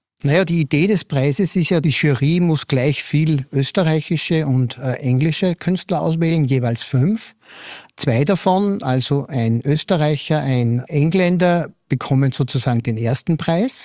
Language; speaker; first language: German; native; German